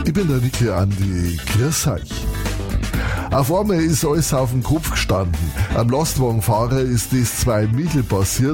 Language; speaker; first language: German; native; German